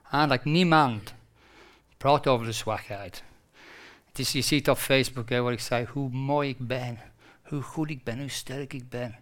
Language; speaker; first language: Dutch; non-native, fluent; English